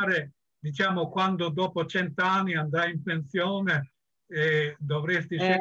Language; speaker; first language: Italian; non-native, fluent; Albanian